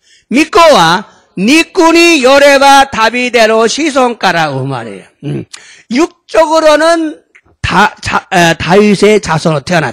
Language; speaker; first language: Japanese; non-native, fluent; Korean